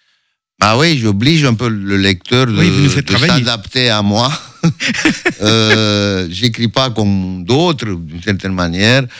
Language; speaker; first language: French; non-native, fluent; Romanian